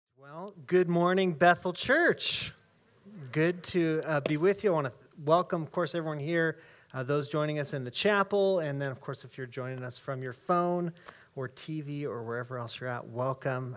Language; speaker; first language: English; native; English